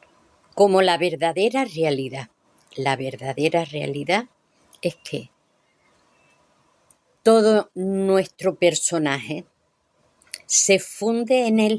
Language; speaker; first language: Spanish; native; Spanish